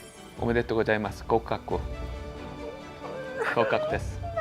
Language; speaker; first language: Japanese; non-native, learner; Korean